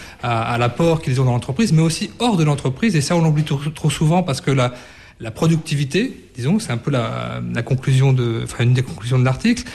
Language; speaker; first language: French; native; French